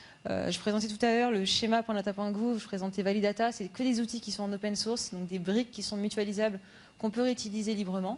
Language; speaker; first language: French; native; French